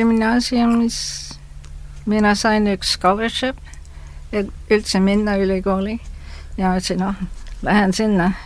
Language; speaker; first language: Estonian; early bilingual, heritage; Estonian